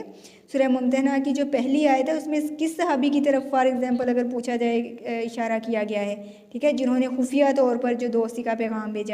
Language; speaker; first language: Urdu; native; Urdu